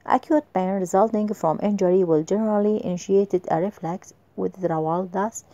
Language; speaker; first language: English; non-native, fluent; Arabic